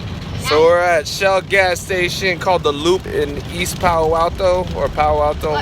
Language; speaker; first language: English; native; English